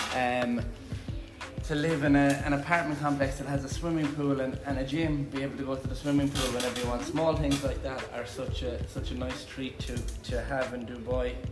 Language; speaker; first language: English; native; English